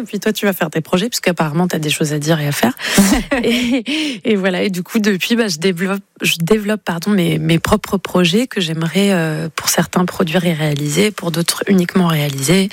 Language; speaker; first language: French; native; French